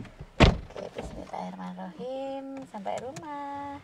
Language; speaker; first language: Indonesian; native; Indonesian